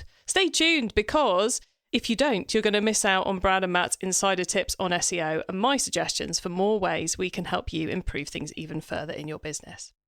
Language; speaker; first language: English; native; English